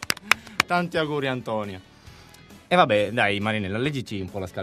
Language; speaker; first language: Italian; native; Italian